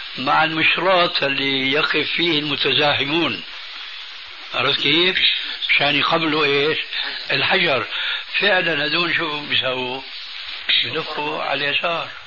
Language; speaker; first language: Arabic; early bilingual, other home language; Albanian